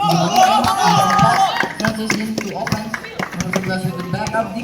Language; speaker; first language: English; non-native, local second language; Indonesian